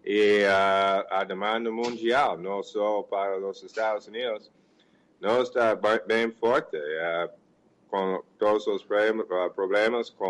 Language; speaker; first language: Portuguese; non-native, fluent; English